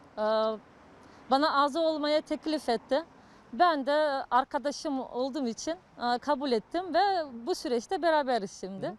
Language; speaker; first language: Turkish; non-native, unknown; Russian